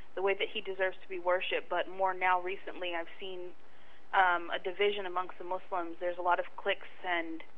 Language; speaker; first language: English; native; English